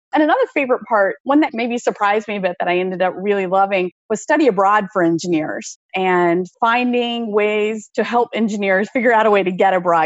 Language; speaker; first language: English; native; English